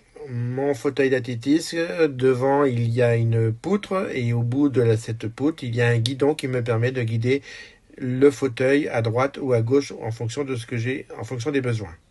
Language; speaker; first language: French; native; French